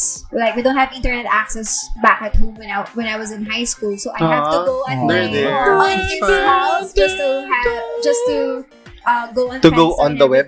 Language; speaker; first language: English; non-native, local second language; Filipino